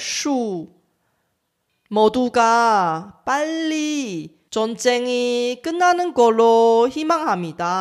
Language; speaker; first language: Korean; non-native, fluent; Chinese